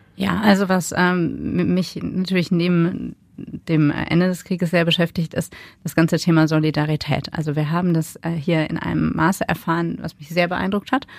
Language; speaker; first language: German; native; German